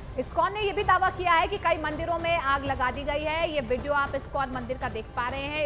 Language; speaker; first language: Hindi; native; Hindi